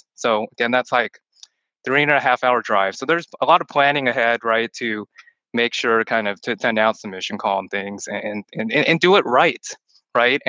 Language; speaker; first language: English; early bilingual, other home language; Chinese